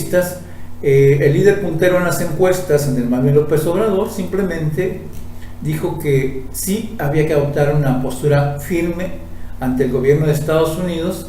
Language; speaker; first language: Spanish; native; Spanish